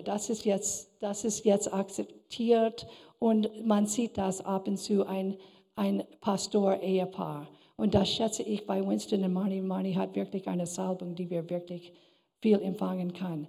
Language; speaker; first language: German; non-native, fluent; English